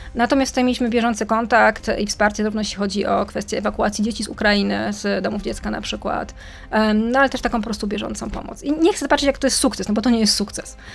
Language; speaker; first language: Polish; native; Polish